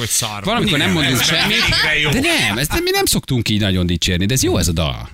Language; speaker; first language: Hungarian; native; Hungarian